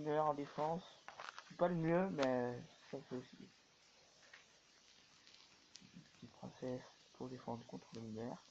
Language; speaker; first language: French; native; French